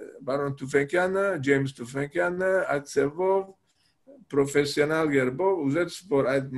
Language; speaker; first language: Armenian; native; Armenian